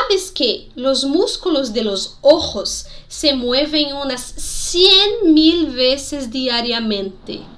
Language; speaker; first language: Spanish; non-native, fluent; Portuguese